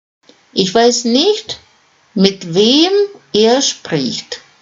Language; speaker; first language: German; non-native, fluent; Russian